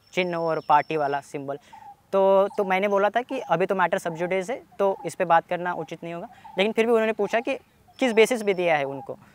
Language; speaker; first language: Hindi; non-native, local second language; Marathi